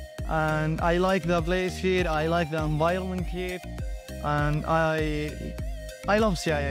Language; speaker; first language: English; non-native, learner; Arabic